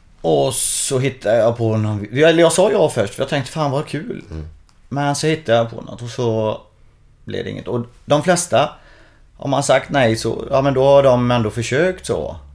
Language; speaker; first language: Swedish; native; Swedish